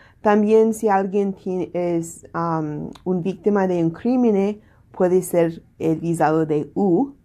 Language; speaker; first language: Spanish; non-native, learner; English